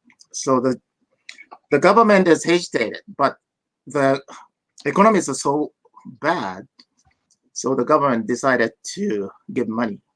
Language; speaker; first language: English; non-native, fluent; Japanese